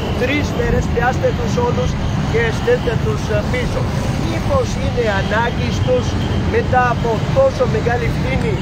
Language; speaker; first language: Greek; non-native, learner; Urdu